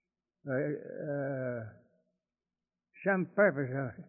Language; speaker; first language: English; native; English